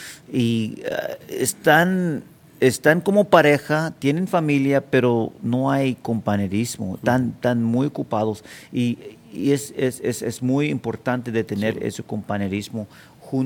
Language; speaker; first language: Spanish; early bilingual, heritage; Spanish